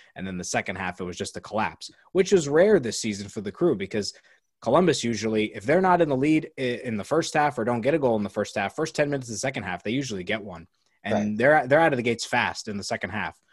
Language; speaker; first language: English; native; English